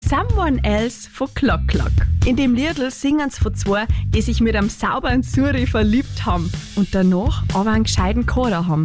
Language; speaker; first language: German; native; German